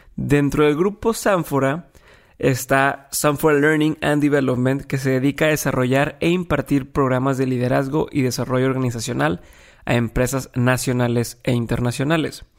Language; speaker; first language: Spanish; native; Spanish